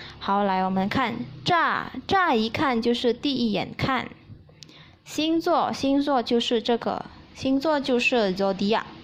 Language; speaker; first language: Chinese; early bilingual, heritage; Chinese